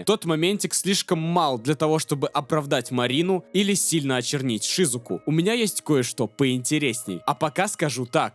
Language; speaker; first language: Russian; native; Russian